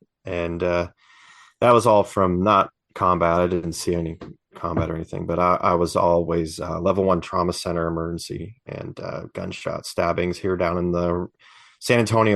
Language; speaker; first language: English; native; English